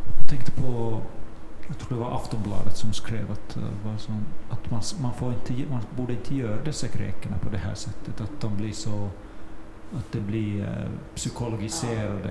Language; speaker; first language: Swedish; non-native, fluent; Finnish